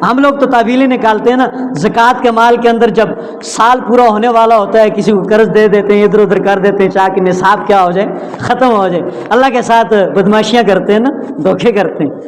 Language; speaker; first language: Urdu; non-native, local second language; Pashto